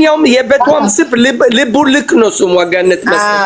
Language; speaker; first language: Amharic; non-native, fluent; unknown